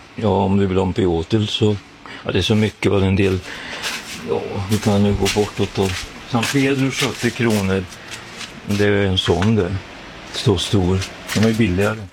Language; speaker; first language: Swedish; native; Swedish